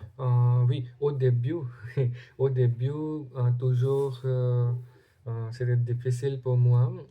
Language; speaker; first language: French; non-native, learner; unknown